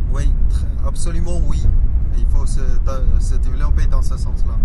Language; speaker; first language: French; non-native, fluent; Chinese